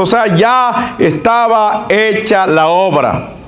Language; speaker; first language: Spanish; native; Spanish